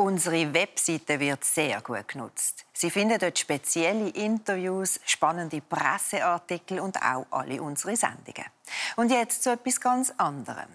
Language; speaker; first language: German; native; German